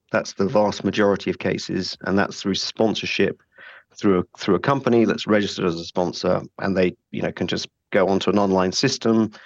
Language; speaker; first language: English; native; English